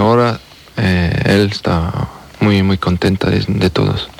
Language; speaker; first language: Spanish; non-native, learner; French